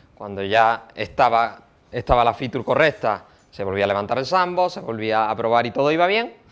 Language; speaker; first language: Spanish; native; Spanish